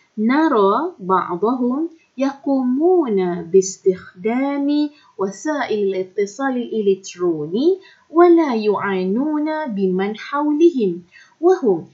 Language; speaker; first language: Arabic; non-native, fluent; Malay